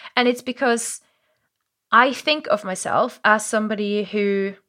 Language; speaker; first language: English; non-native, fluent; German